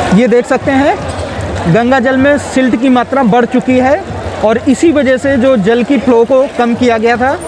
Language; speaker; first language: Hindi; native; Hindi